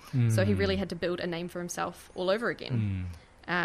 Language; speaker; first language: English; native; English